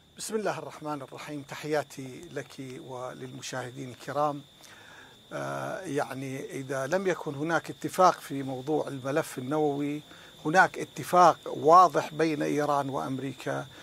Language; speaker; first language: Arabic; non-native, fluent; Persian